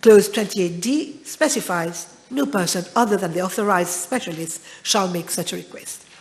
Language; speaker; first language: English; non-native, local second language; Morisyen